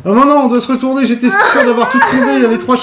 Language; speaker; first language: French; native; French